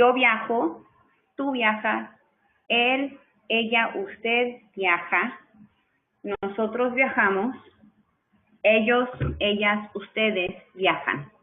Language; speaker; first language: Spanish; non-native, fluent; English